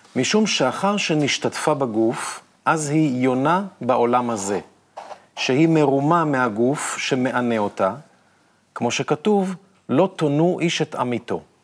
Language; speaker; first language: Hebrew; native; Hebrew